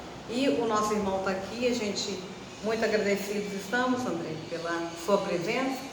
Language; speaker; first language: Portuguese; native; Portuguese